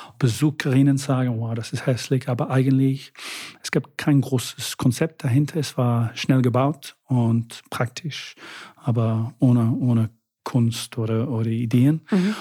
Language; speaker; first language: German; non-native, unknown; English